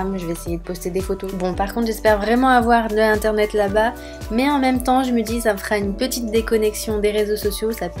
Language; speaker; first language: French; native; French